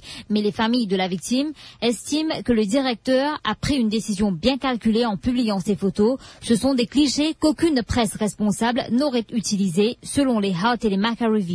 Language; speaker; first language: French; non-native, local second language; Morisyen